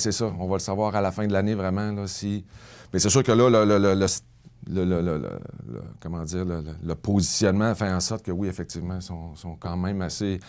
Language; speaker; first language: French; native; French